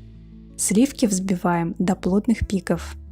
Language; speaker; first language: Russian; native; Russian